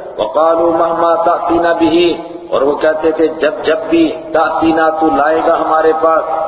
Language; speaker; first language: Urdu; non-native, local second language; Kashmiri